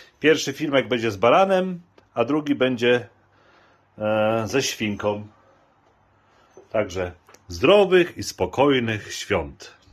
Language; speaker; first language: Polish; native; Polish